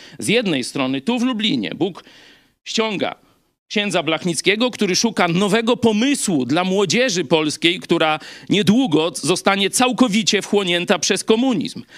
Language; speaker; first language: Polish; native; Polish